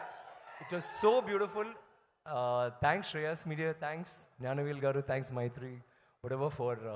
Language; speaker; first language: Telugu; non-native, learner; Tamil